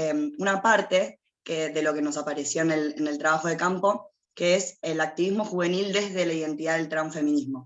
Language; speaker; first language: Spanish; native; Spanish